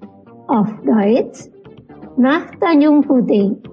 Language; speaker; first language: German; non-native, learner; Indonesian